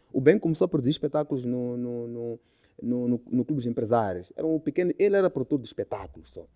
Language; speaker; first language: Portuguese; native; Portuguese